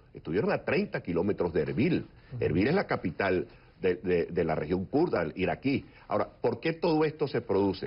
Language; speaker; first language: Spanish; native; Spanish